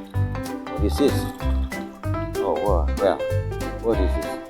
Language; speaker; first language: English; non-native, learner; Indonesian